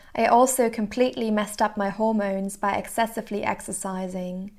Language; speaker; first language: English; non-native, fluent; German